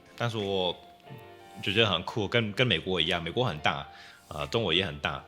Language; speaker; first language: Chinese; non-native, fluent; English